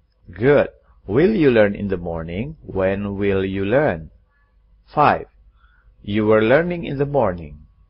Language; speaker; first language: English; non-native, fluent; Indonesian